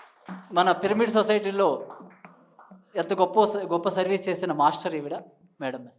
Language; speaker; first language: Telugu; native; Telugu